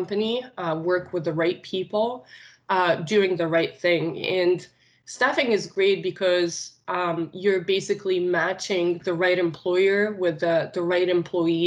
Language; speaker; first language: English; non-native, fluent; Arabic